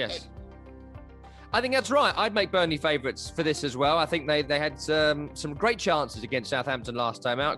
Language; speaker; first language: English; native; English